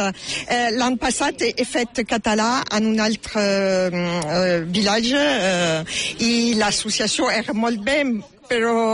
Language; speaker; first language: Catalan; non-native, learner; French